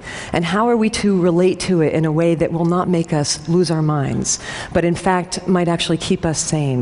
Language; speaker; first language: English; native; English